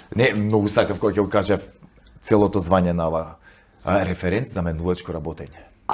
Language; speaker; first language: Macedonian; native; Macedonian